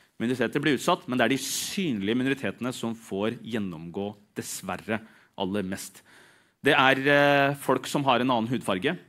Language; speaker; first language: Norwegian; early bilingual, other home language; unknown